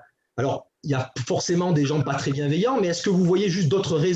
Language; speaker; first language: French; native; French